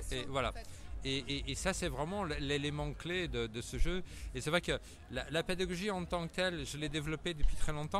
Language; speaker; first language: French; native; French